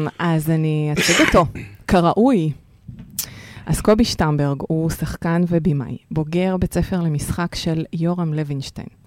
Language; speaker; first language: Hebrew; early bilingual, other home language; Russian